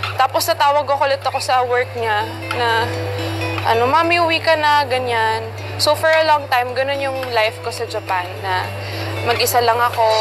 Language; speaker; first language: Filipino; early bilingual, heritage; Filipino